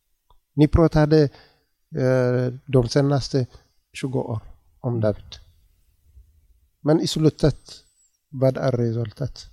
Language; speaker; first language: Swedish; non-native, learner; Tigrinya